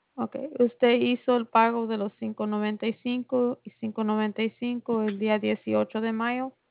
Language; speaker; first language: Spanish; early bilingual, heritage; Spanish